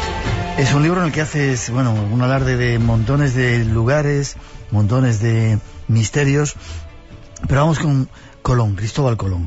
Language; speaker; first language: Spanish; native; Spanish